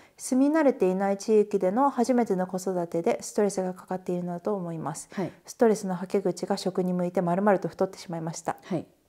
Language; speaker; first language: Japanese; native; Japanese